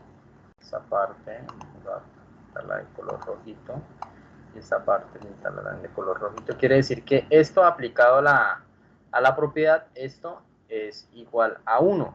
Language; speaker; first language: Spanish; native; Spanish